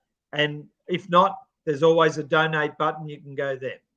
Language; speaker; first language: English; native; English